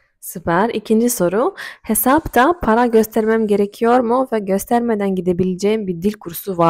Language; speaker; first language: Turkish; non-native, fluent; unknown